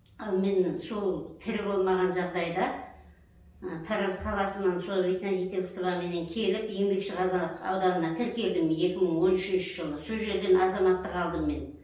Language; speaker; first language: Kazakh; early bilingual, heritage; Kazakh